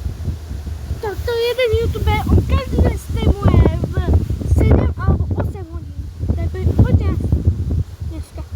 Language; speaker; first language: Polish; non-native, learner; Slovak